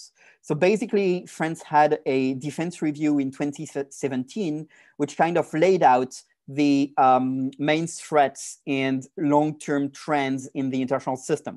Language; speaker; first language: English; non-native, fluent; French